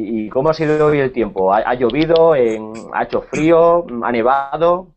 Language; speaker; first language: Spanish; native; Spanish